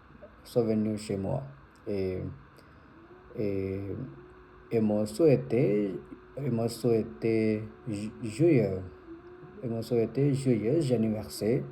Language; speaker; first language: French; non-native, learner; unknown